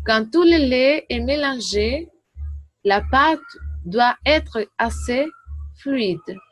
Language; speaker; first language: French; non-native, learner; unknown